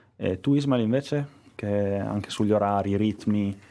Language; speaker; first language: Italian; native; Italian